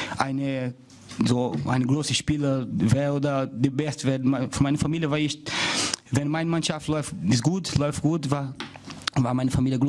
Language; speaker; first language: German; non-native, learner; Portuguese